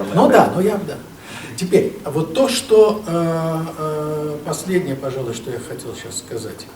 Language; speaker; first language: Russian; native; Russian